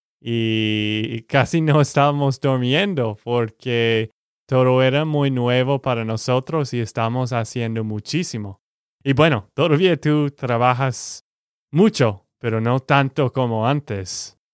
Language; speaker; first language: Spanish; non-native, learner; English